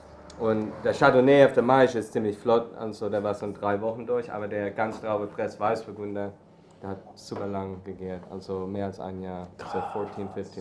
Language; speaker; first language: German; early bilingual, heritage; English